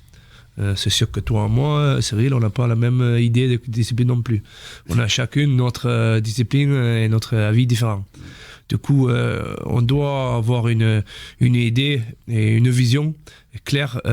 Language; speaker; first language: French; non-native, fluent; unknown